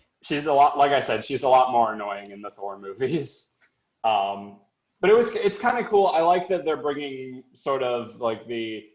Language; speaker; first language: English; native; English